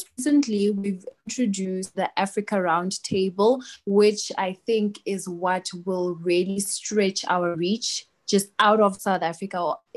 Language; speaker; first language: English; non-native, local second language; Tsonga